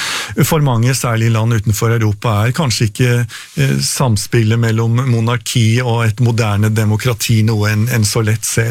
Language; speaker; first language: Norwegian; native; Norwegian